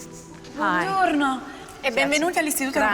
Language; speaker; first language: Italian; native; Italian